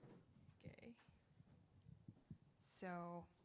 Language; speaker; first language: English; non-native, learner; Japanese